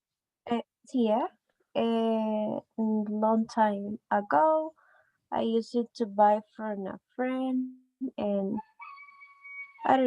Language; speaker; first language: English; non-native, learner; Spanish